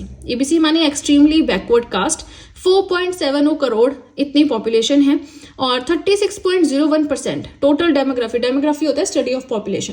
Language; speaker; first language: Hindi; native; Hindi